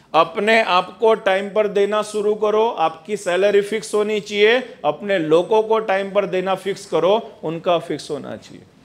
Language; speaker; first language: Hindi; non-native, local second language; Gujarati